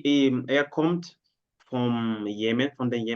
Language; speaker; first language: German; non-native, learner; Portuguese